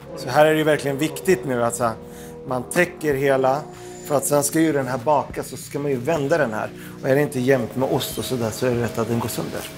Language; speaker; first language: Swedish; early bilingual, other home language; Arabic